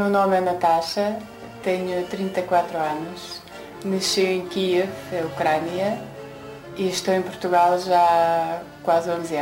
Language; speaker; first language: Portuguese; non-native, fluent; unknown